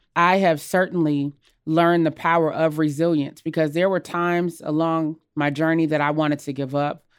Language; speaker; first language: English; native; English